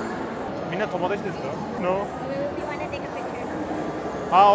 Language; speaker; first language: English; non-native, learner; Turkish